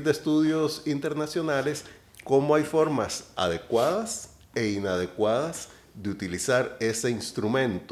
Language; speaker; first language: Spanish; native; Spanish